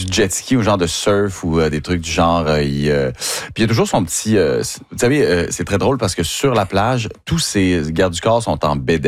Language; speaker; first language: French; native; French